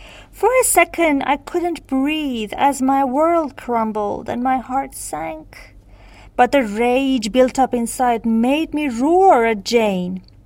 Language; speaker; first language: English; non-native, fluent; Persian